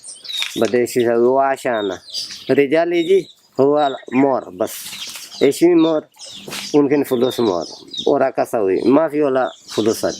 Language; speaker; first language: Arabic; non-native, learner; Bangla